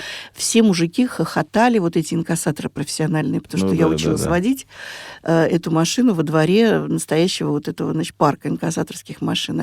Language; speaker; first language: Russian; native; Russian